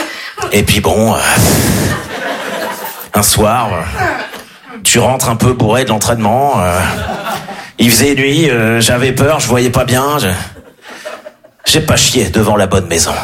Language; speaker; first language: French; native; French